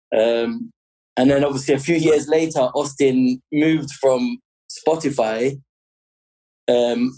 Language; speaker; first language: English; native; English